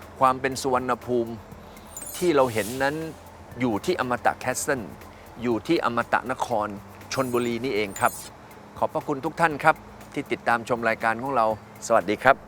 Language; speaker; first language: Thai; native; Thai